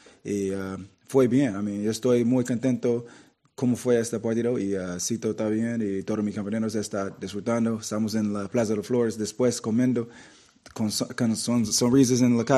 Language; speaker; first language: Spanish; non-native, learner; English